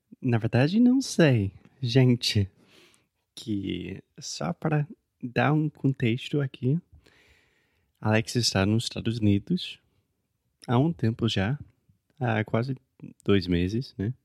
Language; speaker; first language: Portuguese; non-native, fluent; English